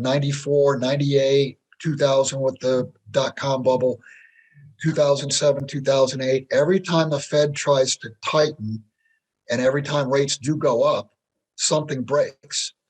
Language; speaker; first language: English; native; English